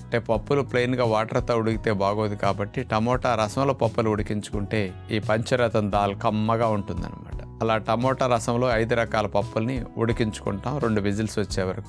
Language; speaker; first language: Telugu; native; Telugu